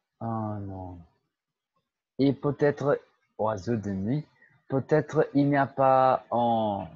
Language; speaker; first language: French; non-native, fluent; Portuguese